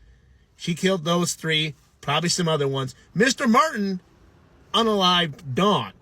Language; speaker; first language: English; native; English